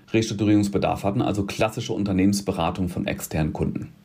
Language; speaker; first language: German; native; German